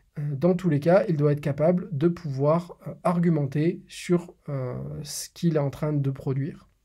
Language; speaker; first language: French; native; French